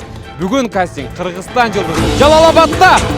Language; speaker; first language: Kyrgyz; native; Kyrgyz